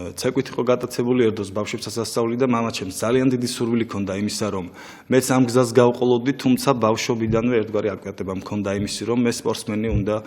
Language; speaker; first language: Georgian; non-native, local second language; Mingrelian